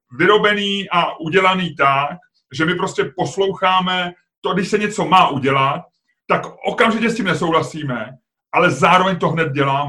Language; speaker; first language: Czech; native; Czech